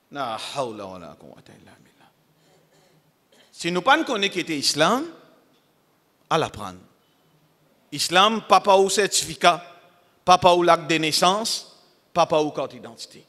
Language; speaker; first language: French; non-native, local second language; Morisyen